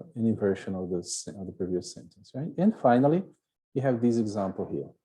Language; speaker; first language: English; non-native, fluent; Portuguese